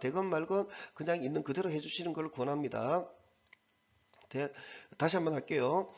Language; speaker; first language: Korean; native; Korean